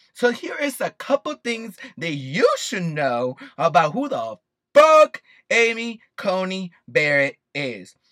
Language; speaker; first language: English; early bilingual, other home language; Spanish